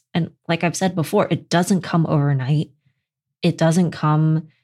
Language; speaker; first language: English; native; English